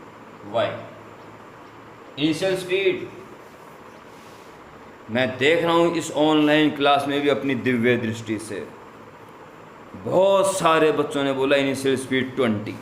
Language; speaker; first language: Hindi; native; Hindi